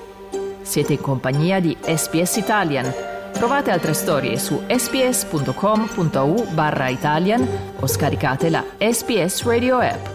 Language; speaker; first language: Italian; native; Italian